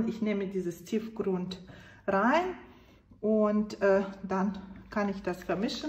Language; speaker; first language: German; non-native, fluent; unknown